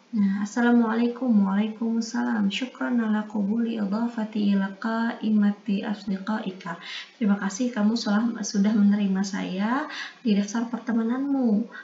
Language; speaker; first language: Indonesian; native; Indonesian